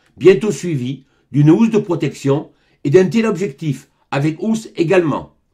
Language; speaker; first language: French; native; French